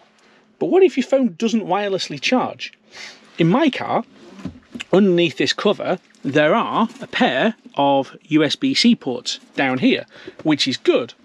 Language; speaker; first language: English; native; English